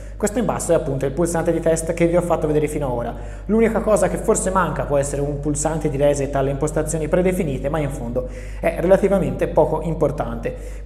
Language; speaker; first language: Italian; native; Italian